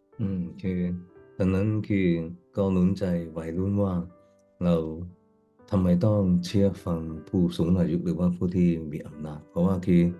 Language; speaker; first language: Thai; non-native, fluent; Cantonese